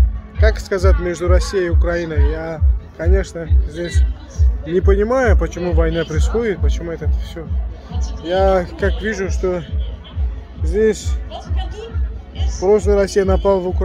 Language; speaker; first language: Russian; non-native, fluent; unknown